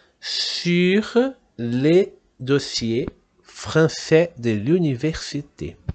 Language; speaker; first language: French; non-native, fluent; Portuguese